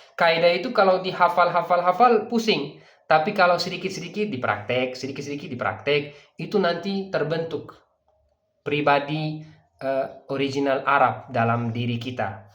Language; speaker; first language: Indonesian; non-native, fluent; Persian